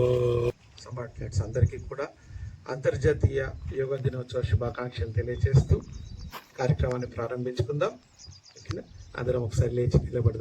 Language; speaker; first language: Telugu; native; Telugu